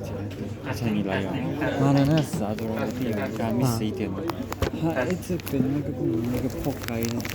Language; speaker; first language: Chinese; native; Chinese